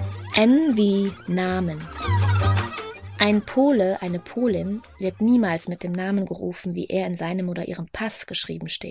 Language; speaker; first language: German; native; German